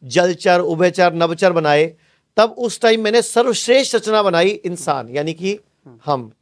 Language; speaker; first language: Hindi; native; Hindi